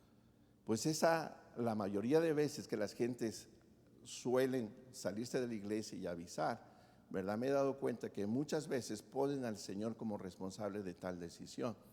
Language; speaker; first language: Spanish; native; Spanish